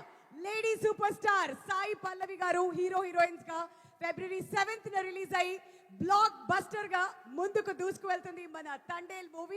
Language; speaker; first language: Telugu; native; Telugu